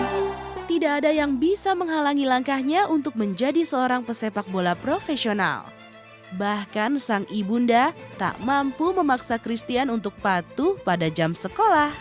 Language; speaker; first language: Indonesian; native; Indonesian